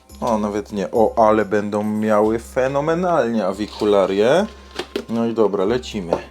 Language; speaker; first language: Polish; native; Polish